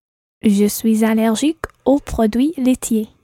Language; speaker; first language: French; non-native, learner; English